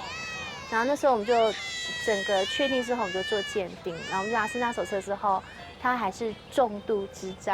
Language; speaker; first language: Chinese; native; Chinese